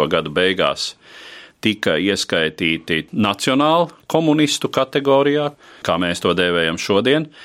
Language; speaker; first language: Latvian; native; Latvian